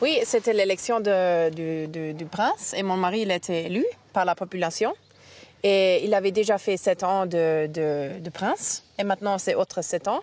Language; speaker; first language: French; non-native, fluent; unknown